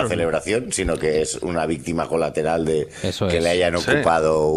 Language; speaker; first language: Spanish; native; Spanish